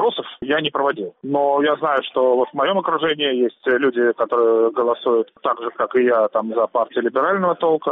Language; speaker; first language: Russian; native; Russian